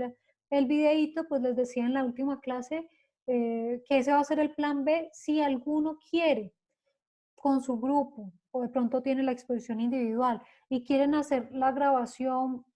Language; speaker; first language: Spanish; native; Spanish